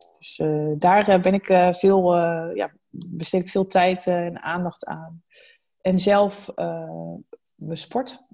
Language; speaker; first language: Dutch; native; Dutch